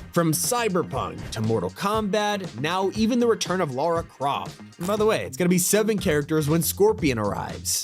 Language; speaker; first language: English; native; English